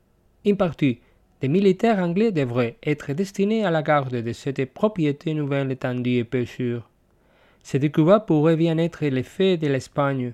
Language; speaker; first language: French; non-native, fluent; Spanish